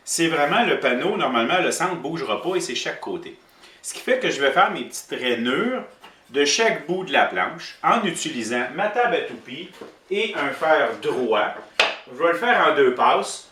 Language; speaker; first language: French; native; French